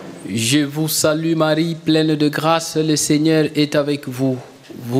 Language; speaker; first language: French; native; French